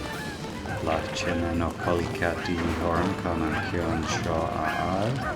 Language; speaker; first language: Irish; non-native, local second language; English